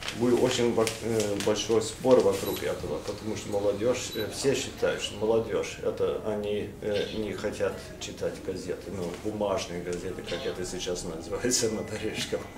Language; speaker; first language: Russian; non-native, fluent; Norwegian